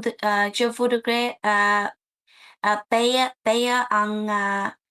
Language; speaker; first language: French; non-native, learner; Vietnamese